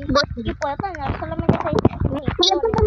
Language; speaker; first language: Spanish; native; Spanish